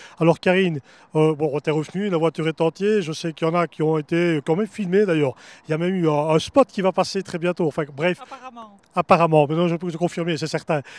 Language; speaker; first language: French; native; French